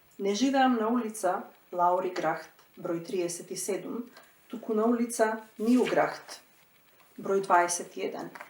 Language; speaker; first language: Macedonian; native; Macedonian